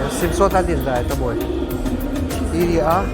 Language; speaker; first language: Russian; non-native, learner; Urdu